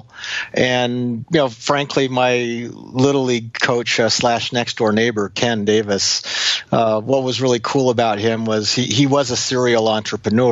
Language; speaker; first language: English; native; English